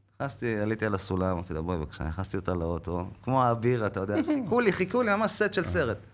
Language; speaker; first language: Hebrew; native; Hebrew